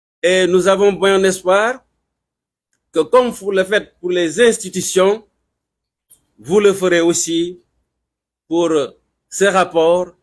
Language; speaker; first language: French; non-native, local second language; Wolof